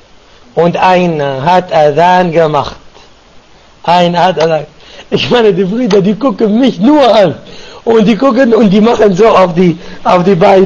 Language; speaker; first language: German; non-native, fluent; Arabic